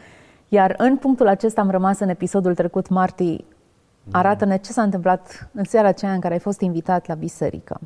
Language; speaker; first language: Romanian; native; Romanian